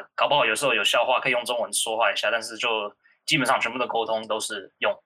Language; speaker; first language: Chinese; early bilingual, other home language; English